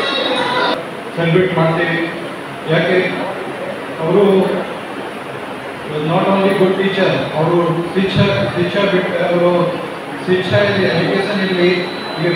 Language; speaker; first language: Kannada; non-native, learner; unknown